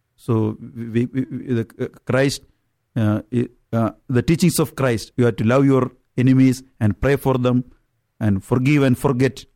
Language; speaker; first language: English; non-native, local second language; Malayalam